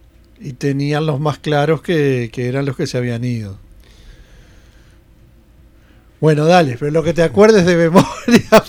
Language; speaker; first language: Spanish; native; Spanish